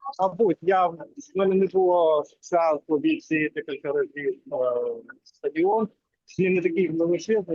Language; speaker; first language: Ukrainian; non-native, local second language; Russian